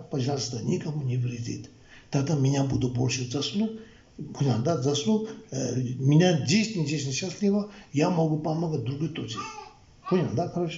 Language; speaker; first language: Russian; non-native, learner; Tibetan